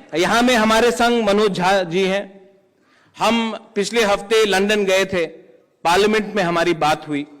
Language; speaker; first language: Hindi; non-native, local second language; Kok Borok